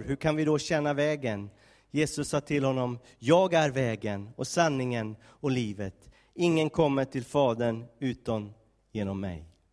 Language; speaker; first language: Swedish; native; Swedish